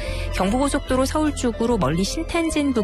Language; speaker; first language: Korean; native; Korean